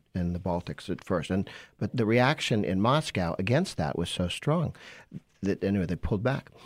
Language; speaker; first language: English; native; English